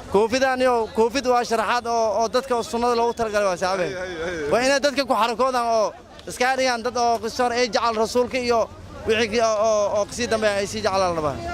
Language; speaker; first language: Somali; native; Somali